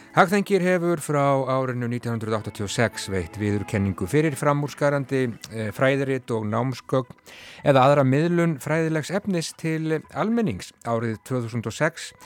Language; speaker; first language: Icelandic; native; Icelandic